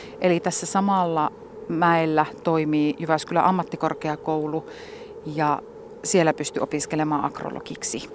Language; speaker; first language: Finnish; native; Finnish